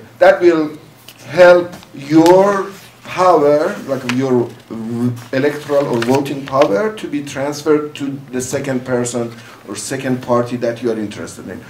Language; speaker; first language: English; non-native, fluent; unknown